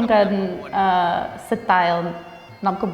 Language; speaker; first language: Thai; non-native, fluent; English